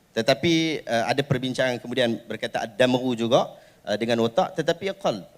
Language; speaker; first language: Malay; native; Malay